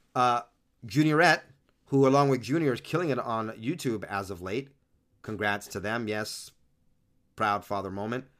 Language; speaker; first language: English; early bilingual, other home language; Spanish